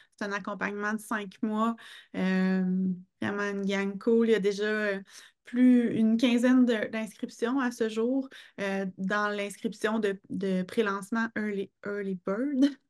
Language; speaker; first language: French; native; French